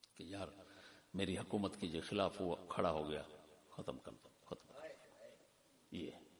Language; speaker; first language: Urdu; non-native, local second language; Punjabi